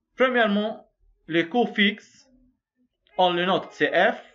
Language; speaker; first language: French; non-native, local second language; Arabic